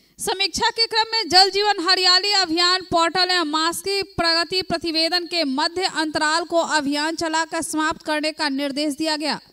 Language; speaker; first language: Hindi; native; Hindi